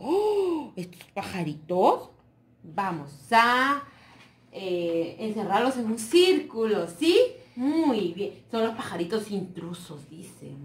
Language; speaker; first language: Spanish; native; Spanish